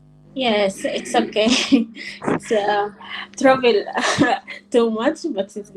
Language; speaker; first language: English; non-native, learner; Arabic